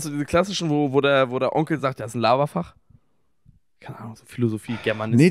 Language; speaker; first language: German; native; German